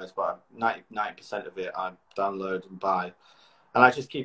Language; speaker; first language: English; native; English